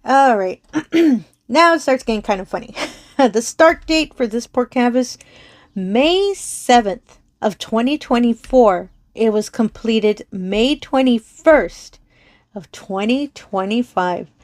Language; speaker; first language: English; native; English